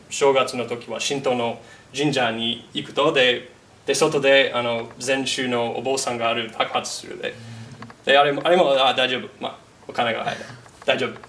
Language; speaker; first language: Japanese; non-native, fluent; English